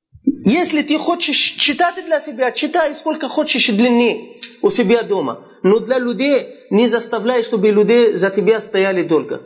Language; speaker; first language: Russian; non-native, fluent; Arabic